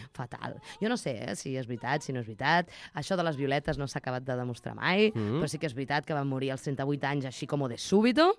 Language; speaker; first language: Catalan; non-native, fluent; Russian